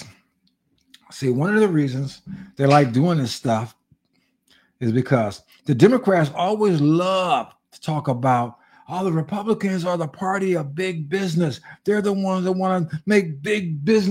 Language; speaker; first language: English; native; English